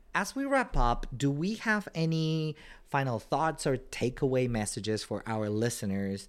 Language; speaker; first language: English; non-native, fluent; Spanish